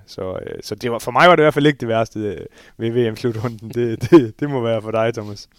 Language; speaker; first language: Danish; native; Danish